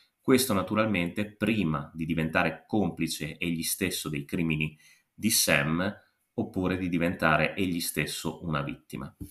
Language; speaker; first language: Italian; native; Italian